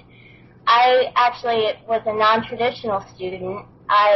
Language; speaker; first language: English; native; English